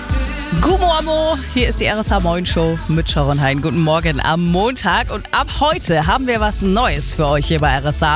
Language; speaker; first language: German; native; German